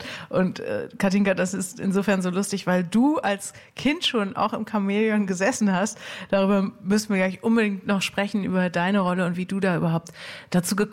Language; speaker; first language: German; native; German